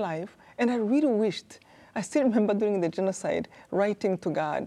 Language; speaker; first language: English; non-native, local second language; Kinyarwanda